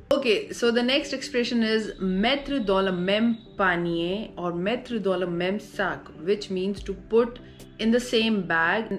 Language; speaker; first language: French; non-native, fluent; Hindi